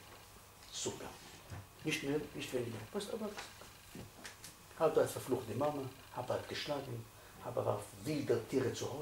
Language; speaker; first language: German; non-native, fluent; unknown